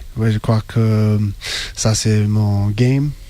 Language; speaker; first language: French; non-native, learner; English